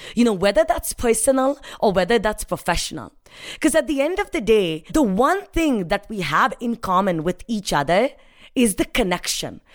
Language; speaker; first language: English; non-native, local second language; Hindi